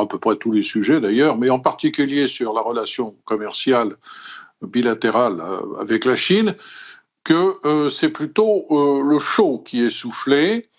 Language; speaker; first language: French; native; French